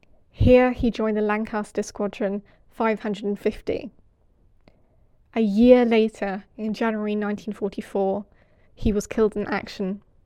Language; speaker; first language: English; native; English